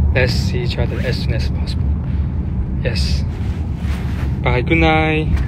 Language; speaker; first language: English; non-native, learner; Chinese